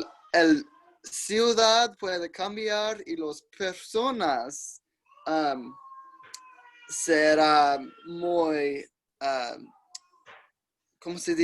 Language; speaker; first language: Spanish; non-native, learner; English